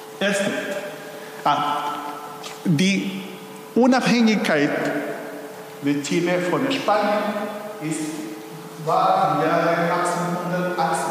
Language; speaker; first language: German; non-native, fluent; Spanish